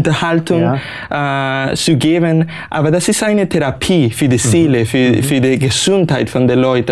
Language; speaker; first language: German; non-native, learner; Spanish